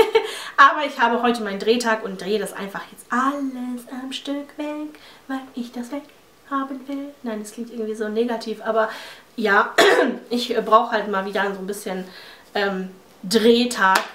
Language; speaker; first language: German; native; German